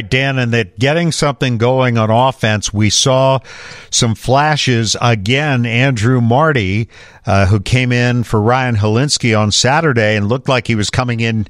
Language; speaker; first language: English; native; English